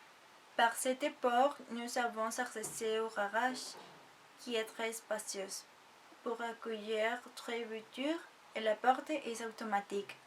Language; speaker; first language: French; non-native, learner; Spanish